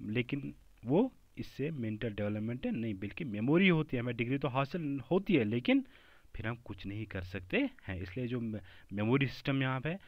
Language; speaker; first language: Hindi; non-native, local second language; Kashmiri